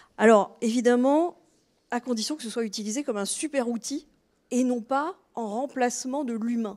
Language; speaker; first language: French; native; French